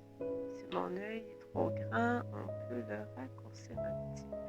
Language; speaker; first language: French; native; French